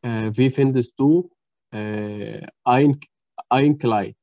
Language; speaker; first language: German; non-native, learner; Arabic